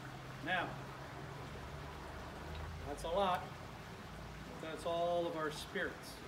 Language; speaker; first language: English; native; English